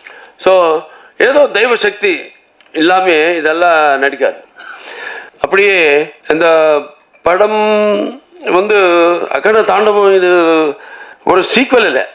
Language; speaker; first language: Tamil; non-native, local second language; Telugu